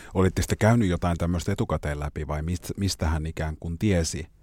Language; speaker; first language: Finnish; native; Finnish